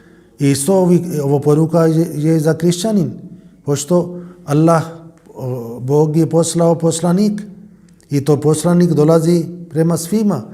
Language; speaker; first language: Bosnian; non-native, learner; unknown